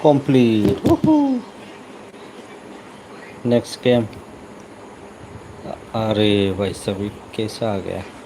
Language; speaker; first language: Hindi; non-native, local second language; Bodo